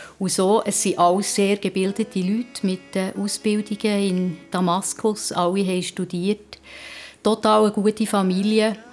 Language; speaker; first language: German; native; German